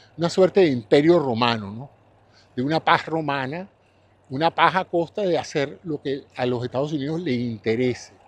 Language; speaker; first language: Spanish; native; Spanish